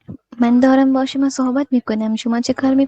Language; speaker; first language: Persian; non-native, learner; Urdu